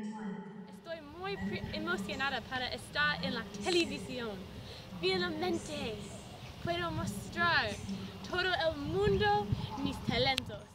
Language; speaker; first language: Spanish; non-native, learner; English